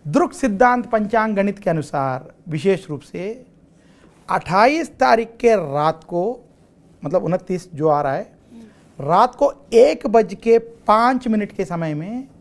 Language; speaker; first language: Hindi; non-native, local second language; Telugu